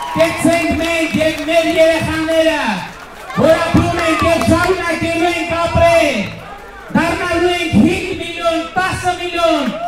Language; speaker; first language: Armenian; native; Armenian